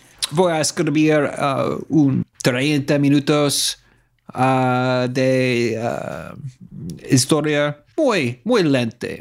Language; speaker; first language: Spanish; non-native, learner; English